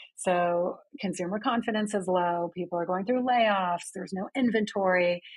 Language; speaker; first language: English; early bilingual, other home language; Greek